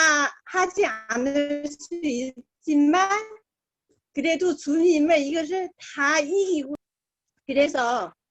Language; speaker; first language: Korean; non-native, learner; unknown